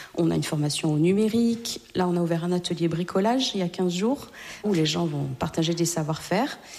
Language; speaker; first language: French; native; French